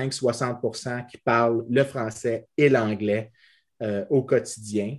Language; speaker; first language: French; native; French